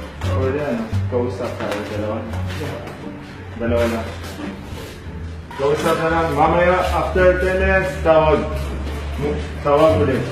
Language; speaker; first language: Filipino; non-native, learner; Arabic